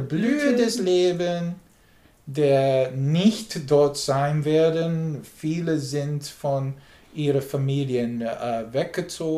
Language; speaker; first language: German; non-native, learner; English